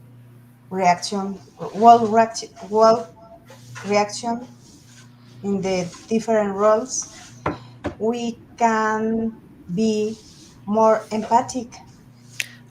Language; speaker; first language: English; non-native, learner; Spanish